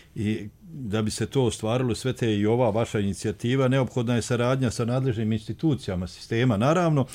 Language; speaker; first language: Bosnian; native; Bosnian